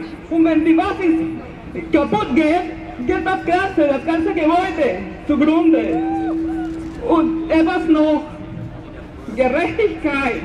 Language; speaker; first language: German; non-native, fluent; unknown